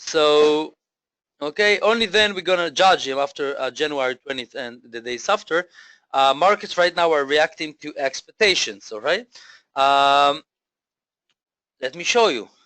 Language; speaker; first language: English; non-native, fluent; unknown